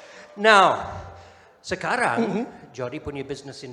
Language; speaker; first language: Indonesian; non-native, fluent; English